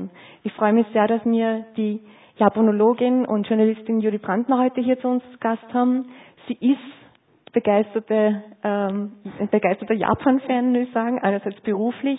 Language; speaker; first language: German; native; German